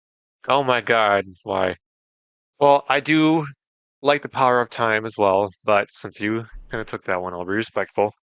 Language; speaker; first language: English; native; English